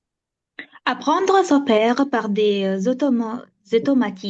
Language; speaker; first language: French; non-native, local second language; Arabic